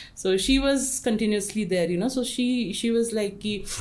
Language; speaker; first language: English; non-native, local second language; Hindi